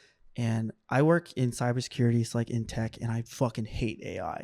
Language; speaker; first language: English; native; English